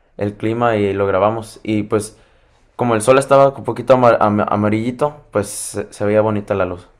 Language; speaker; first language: Spanish; early bilingual, heritage; Spanish